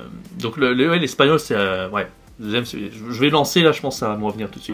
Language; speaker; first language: French; native; French